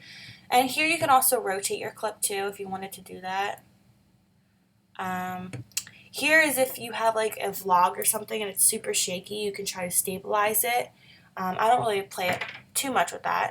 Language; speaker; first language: English; native; English